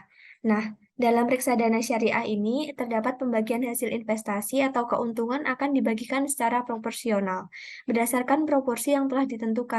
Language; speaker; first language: Indonesian; native; Indonesian